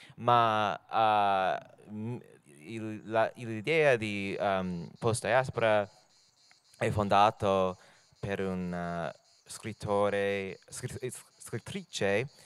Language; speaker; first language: Italian; non-native, learner; English